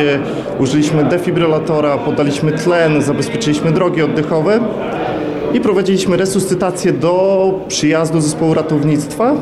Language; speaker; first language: Polish; native; Polish